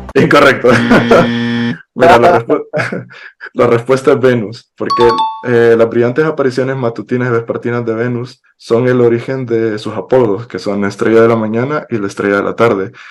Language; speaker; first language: Spanish; native; Spanish